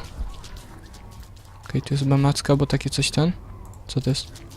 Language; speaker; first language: Polish; native; Polish